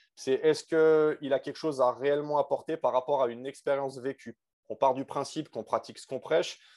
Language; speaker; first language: French; native; French